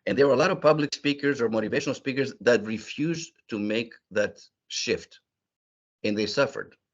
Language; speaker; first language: English; early bilingual, other home language; Greek